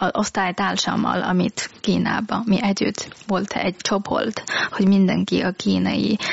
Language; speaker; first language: Hungarian; non-native, learner; Chinese